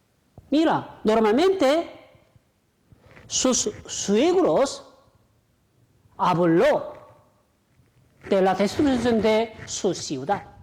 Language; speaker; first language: Spanish; non-native, fluent; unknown